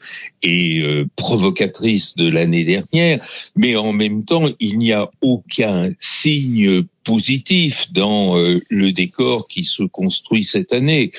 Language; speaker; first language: French; native; French